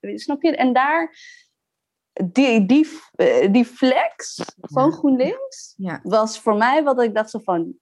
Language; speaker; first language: Dutch; early bilingual, other home language; Arabic